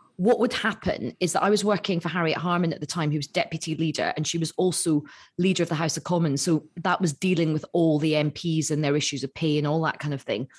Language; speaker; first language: English; native; English